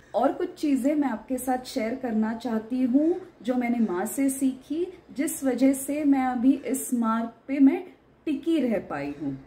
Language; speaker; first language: Hindi; non-native, local second language; Marathi